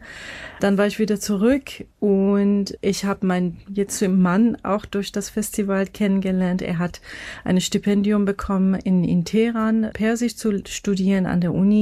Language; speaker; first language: German; non-native, fluent; Persian